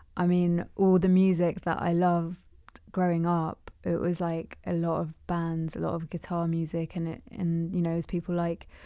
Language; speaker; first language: English; native; English